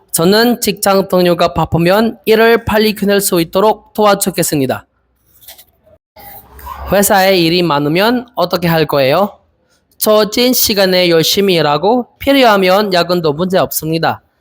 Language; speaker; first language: Korean; non-native, learner; Filipino